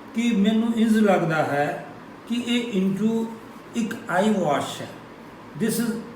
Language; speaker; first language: Hindi; non-native, local second language; Punjabi